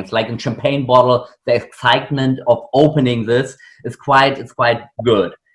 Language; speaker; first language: English; non-native, fluent; German